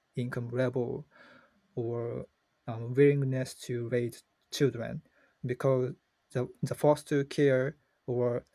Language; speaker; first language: English; non-native, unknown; Japanese